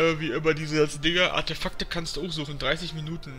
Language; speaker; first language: German; native; German